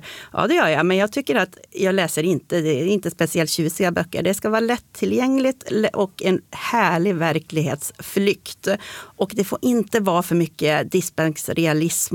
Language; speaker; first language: Swedish; native; Swedish